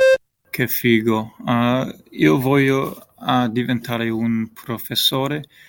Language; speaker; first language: Italian; non-native, learner; English